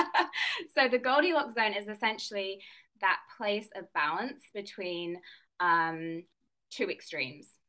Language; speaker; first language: English; native; English